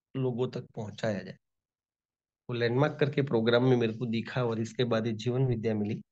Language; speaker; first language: Hindi; non-native, local second language; Gujarati